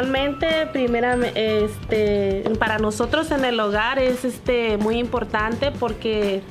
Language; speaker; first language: Spanish; early bilingual, heritage; Spanish